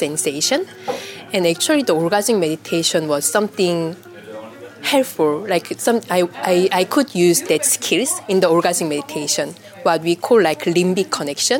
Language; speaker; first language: English; non-native, fluent; Korean